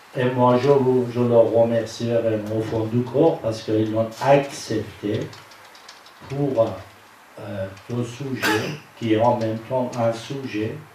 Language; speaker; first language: French; non-native, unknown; Persian